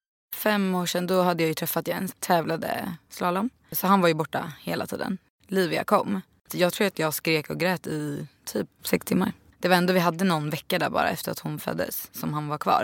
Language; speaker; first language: Swedish; native; Swedish